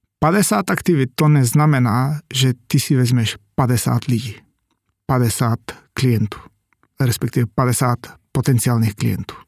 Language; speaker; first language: Czech; non-native, fluent; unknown